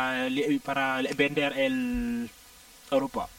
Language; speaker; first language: Spanish; non-native, learner; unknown